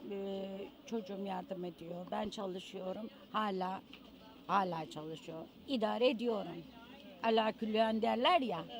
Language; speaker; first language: Turkish; early bilingual, other home language; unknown